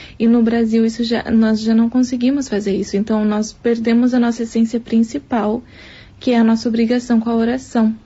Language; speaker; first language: Portuguese; native; Portuguese